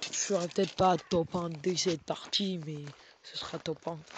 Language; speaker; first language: French; native; French